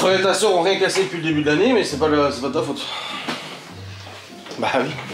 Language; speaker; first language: French; native; French